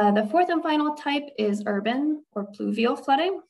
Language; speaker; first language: English; native; English